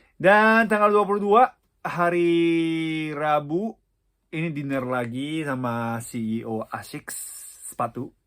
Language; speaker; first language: Indonesian; non-native, fluent; Japanese